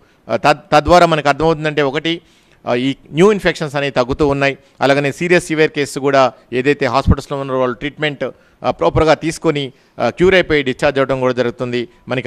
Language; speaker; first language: Telugu; native; Telugu